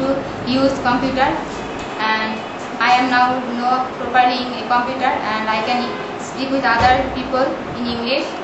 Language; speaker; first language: English; non-native, learner; Bangla